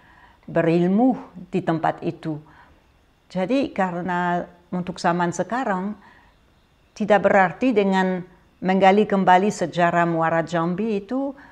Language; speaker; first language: Indonesian; non-native, fluent; French